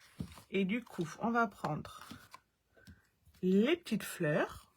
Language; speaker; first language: French; native; French